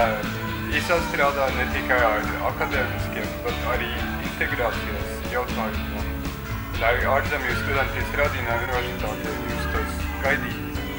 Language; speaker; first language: Latvian; non-native, learner; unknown